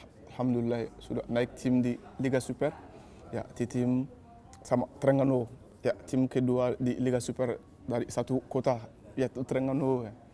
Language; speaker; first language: Malay; non-native, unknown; Bambara